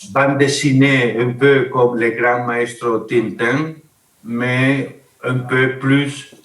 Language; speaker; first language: French; non-native, learner; Spanish